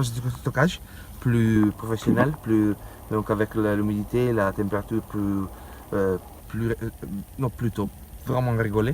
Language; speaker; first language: French; non-native, learner; Italian